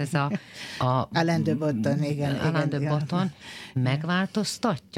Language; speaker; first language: Hungarian; native; Hungarian